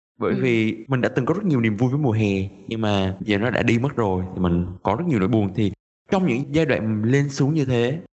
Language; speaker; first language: Vietnamese; native; Vietnamese